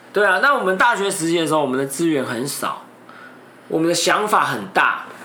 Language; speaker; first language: Chinese; non-native, local second language; Min Nan Chinese